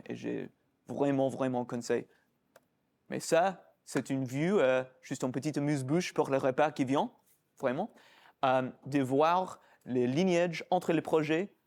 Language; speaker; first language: French; non-native, fluent; English